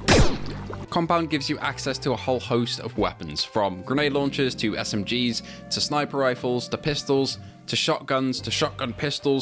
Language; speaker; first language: English; native; English